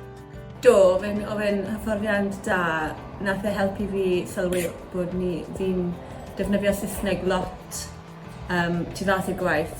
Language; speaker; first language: Welsh; non-native, local second language; English